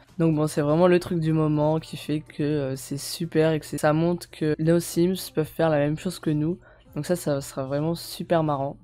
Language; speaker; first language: French; native; French